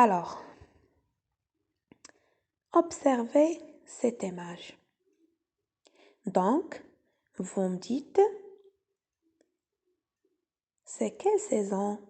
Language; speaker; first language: French; non-native, local second language; Arabic